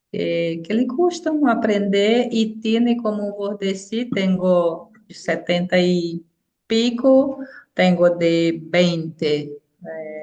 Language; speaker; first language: Portuguese; non-native, fluent; Spanish